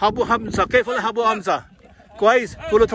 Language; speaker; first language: Arabic; non-native, learner; Filipino